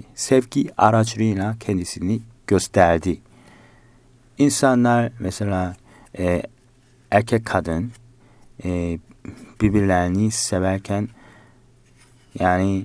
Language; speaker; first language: Turkish; non-native, learner; Korean